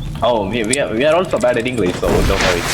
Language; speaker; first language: English; non-native, learner; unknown